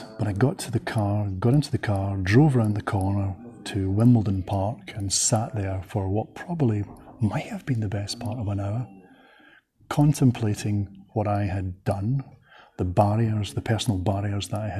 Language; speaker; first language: English; native; English